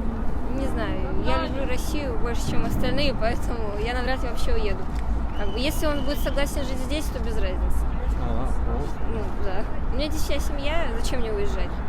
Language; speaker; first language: Russian; native; Russian